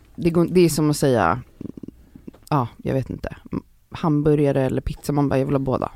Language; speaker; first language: Swedish; early bilingual, other home language; Polish